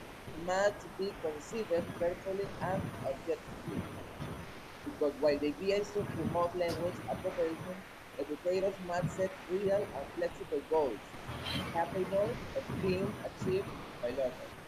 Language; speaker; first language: English; non-native, fluent; Spanish